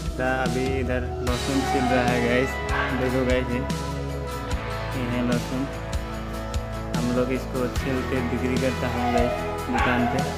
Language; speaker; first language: Hindi; non-native, local second language; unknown